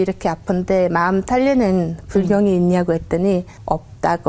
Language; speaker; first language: Korean; non-native, fluent; Mongolian